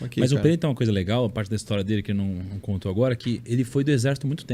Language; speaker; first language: Portuguese; native; Portuguese